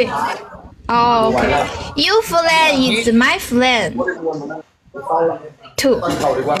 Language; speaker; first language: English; non-native, learner; Chinese